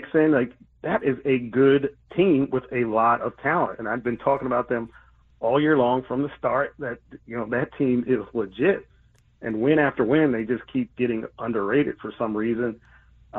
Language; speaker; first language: English; native; English